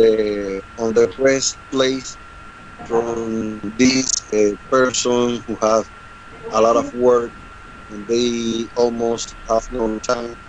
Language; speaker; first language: English; non-native, learner; Spanish